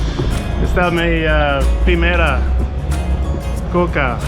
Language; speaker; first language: Spanish; non-native, learner; English